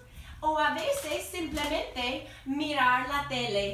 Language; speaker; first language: Spanish; non-native, fluent; English